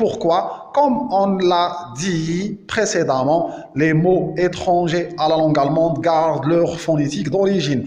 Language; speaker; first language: French; non-native, local second language; Arabic